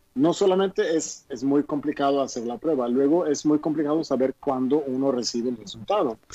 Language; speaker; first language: Spanish; non-native, fluent; Swedish